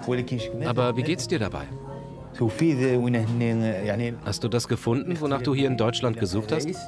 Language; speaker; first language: German; native; German